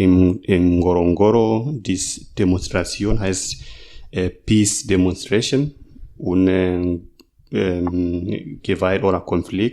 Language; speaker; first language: German; non-native, learner; Masai